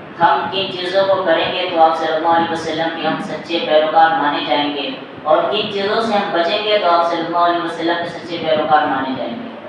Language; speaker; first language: Urdu; native; Urdu